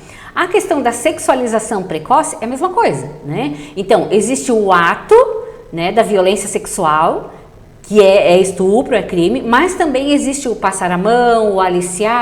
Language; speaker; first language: Portuguese; native; Portuguese